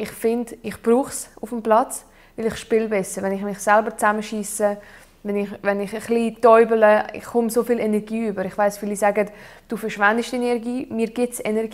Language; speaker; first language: German; non-native, local second language; Slovak